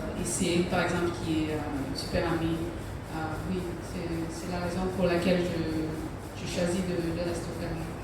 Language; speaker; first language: French; early bilingual, heritage; English